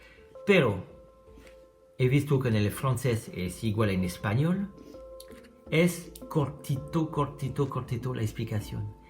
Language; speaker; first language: Spanish; non-native, learner; French